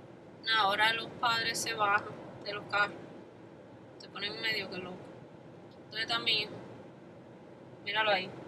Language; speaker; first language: Spanish; native; Spanish